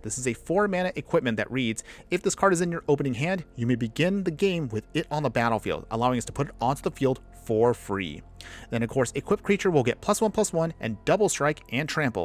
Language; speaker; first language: English; native; English